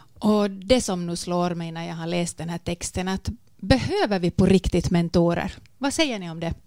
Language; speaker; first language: Swedish; native; Swedish